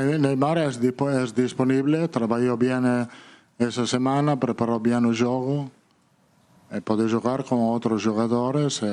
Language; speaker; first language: Portuguese; non-native, fluent; Italian